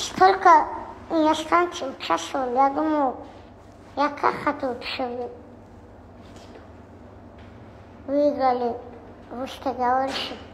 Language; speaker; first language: Russian; non-native, local second language; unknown